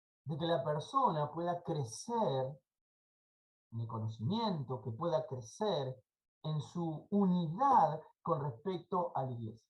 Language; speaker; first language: Spanish; native; Spanish